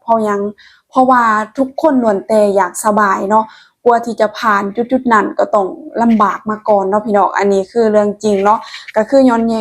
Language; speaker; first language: Thai; non-native, local second language; Lao